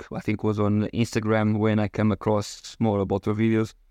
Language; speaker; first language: English; non-native, learner; Portuguese